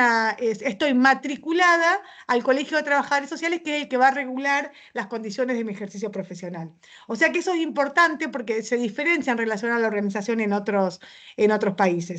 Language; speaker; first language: Spanish; native; Spanish